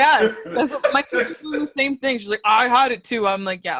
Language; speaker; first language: English; native; English